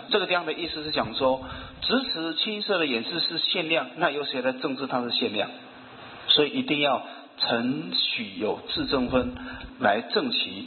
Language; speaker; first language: Chinese; native; Chinese